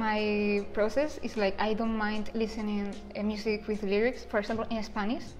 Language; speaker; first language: English; non-native, fluent; Spanish